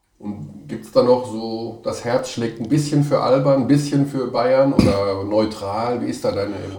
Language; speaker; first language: German; native; German